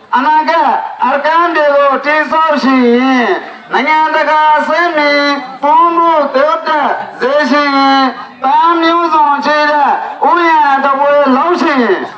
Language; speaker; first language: Burmese; non-native, local second language; Rohingya